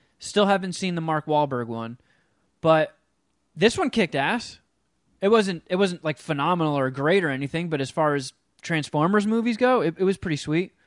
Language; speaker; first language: English; native; English